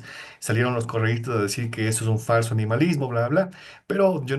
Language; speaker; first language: Spanish; native; Spanish